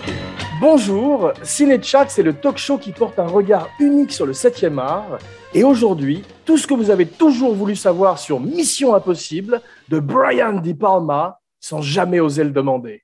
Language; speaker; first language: French; native; French